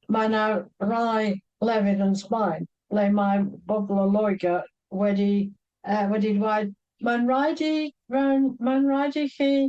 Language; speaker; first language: Welsh; non-native, fluent; English